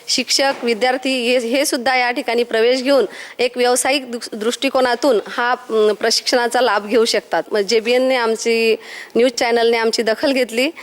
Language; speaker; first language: Marathi; native; Marathi